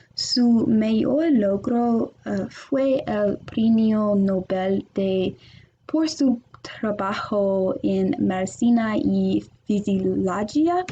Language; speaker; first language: Spanish; non-native, learner; English